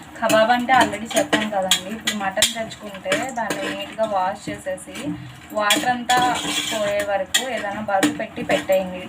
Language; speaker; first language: Telugu; non-native, local second language; Urdu